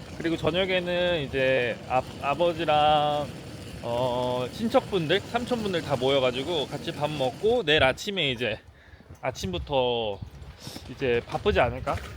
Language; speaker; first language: Korean; native; Korean